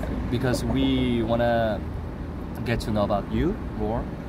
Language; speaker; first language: English; non-native, learner; Korean